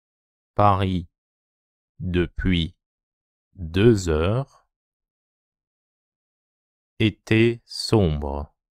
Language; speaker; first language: French; non-native, fluent; Japanese